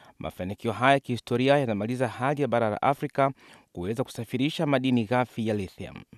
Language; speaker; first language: Swahili; native; Swahili